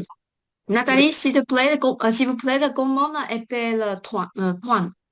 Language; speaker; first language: French; non-native, fluent; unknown